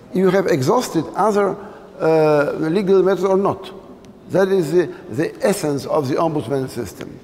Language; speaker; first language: English; non-native, fluent; Polish